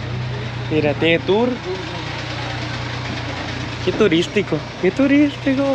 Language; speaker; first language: Spanish; non-native, learner; Thai